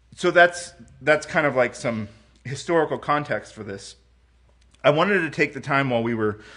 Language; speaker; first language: English; native; English